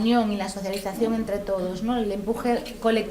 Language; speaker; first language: Spanish; native; Spanish